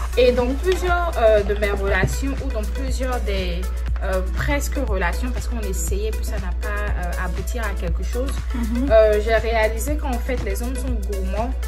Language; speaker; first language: French; native; French